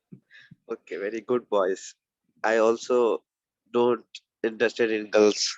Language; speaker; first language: English; non-native, learner; Urdu